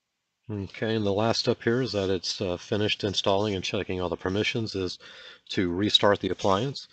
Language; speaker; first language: English; native; English